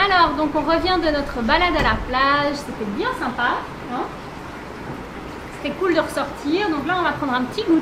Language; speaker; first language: French; native; French